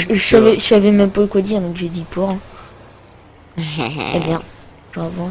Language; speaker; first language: French; native; French